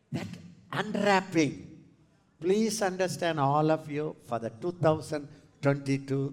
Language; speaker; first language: English; non-native, local second language; Tamil